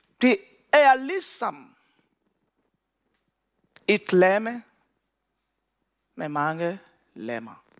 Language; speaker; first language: Danish; non-native, learner; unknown